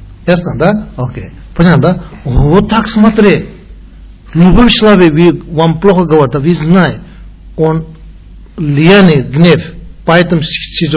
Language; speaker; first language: Russian; non-native, learner; Tibetan